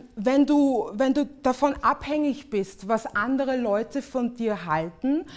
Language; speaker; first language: German; early bilingual, other home language; English